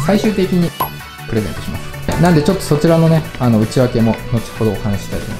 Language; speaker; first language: Japanese; native; Japanese